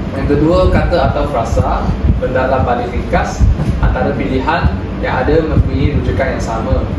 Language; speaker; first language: Malay; non-native, local second language; Chinese